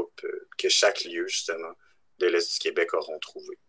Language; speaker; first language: French; native; French